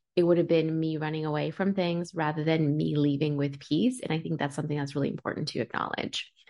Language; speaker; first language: English; early bilingual, other home language; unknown